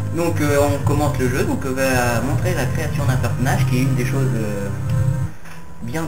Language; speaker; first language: French; native; French